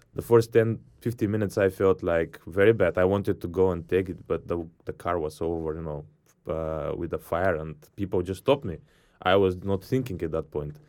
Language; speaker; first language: English; non-native, fluent; Bulgarian